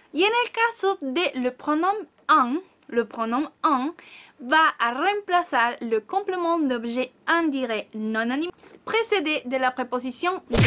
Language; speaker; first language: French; non-native, fluent; Spanish